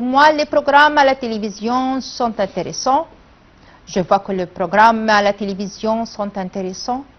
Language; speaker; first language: French; non-native, fluent; Arabic